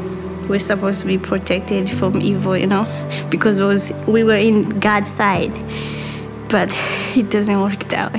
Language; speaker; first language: English; non-native, local second language; Rundi